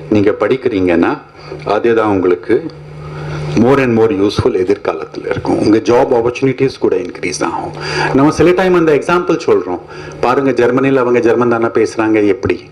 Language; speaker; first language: Tamil; non-native, fluent; Hindi